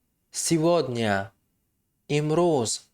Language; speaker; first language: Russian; non-native, fluent; Tajik